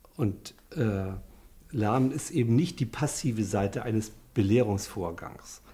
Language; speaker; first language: German; native; German